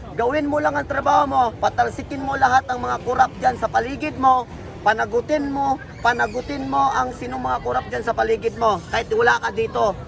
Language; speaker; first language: Filipino; native; Filipino